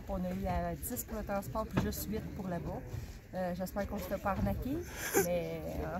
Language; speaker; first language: French; native; French